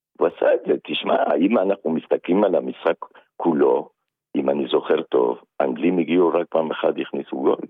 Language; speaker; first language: Hebrew; non-native, fluent; Spanish